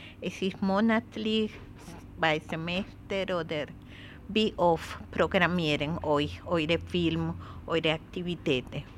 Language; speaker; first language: German; non-native, learner; Spanish